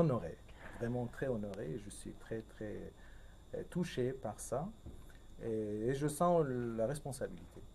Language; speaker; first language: French; non-native, fluent; Persian